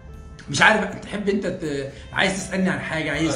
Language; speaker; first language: Arabic; native; Arabic